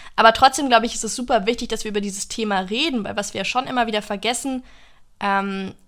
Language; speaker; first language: German; non-native, fluent; English